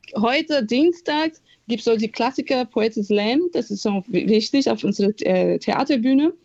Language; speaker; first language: German; non-native, fluent; Portuguese